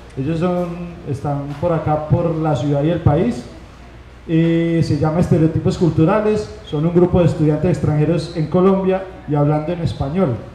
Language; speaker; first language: Spanish; native; Spanish